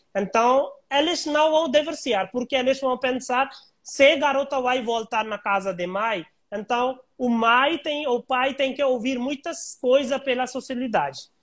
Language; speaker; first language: Portuguese; non-native, learner; Hindi